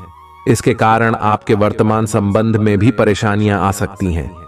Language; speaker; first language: Hindi; native; Hindi